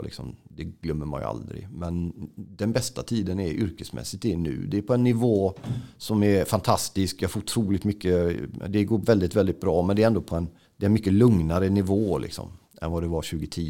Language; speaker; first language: Swedish; native; Swedish